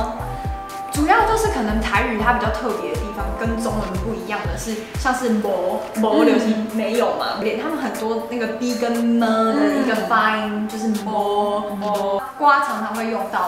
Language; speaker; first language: Chinese; native; Chinese